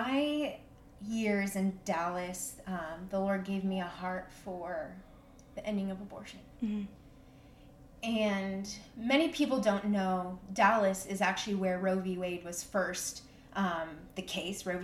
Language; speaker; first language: English; native; English